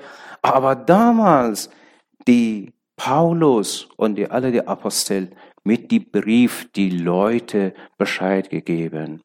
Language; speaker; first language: German; non-native, learner; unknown